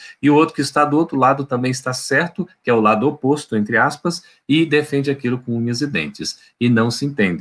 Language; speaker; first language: Portuguese; native; Portuguese